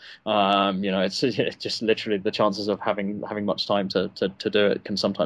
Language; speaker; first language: English; native; English